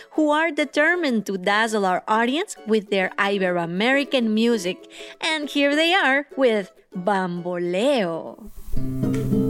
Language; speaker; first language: English; non-native, fluent; Spanish